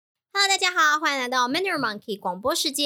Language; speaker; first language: Chinese; native; Chinese